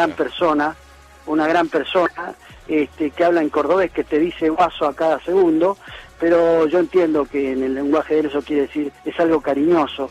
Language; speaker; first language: Spanish; native; Spanish